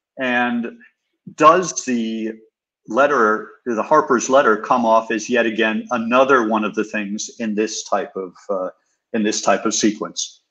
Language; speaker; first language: English; native; English